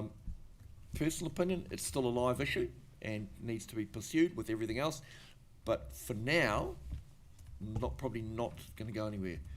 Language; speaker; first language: English; native; English